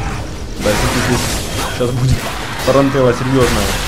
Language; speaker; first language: Russian; native; Russian